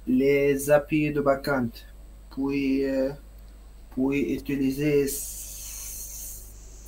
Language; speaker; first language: French; non-native, local second language; Arabic